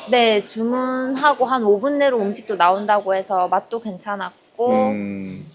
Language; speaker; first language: Korean; non-native, fluent; Chinese